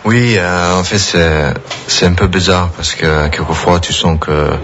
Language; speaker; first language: French; non-native, fluent; English